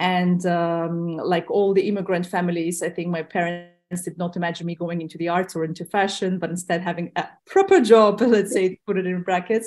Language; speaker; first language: English; non-native, fluent; Russian